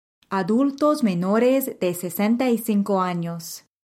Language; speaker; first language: Spanish; non-native, fluent; English